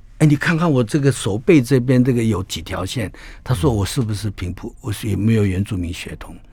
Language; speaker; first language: Chinese; non-native, local second language; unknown